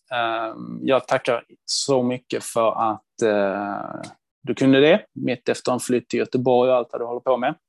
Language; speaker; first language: Swedish; early bilingual, other home language; Hebrew